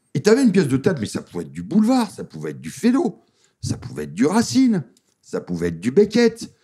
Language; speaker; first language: French; native; French